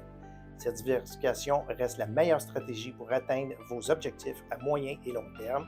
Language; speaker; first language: French; native; French